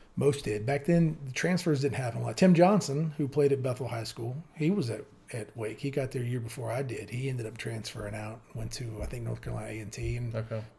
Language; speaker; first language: English; native; English